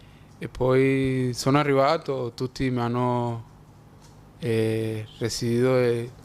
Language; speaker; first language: Italian; non-native, fluent; Spanish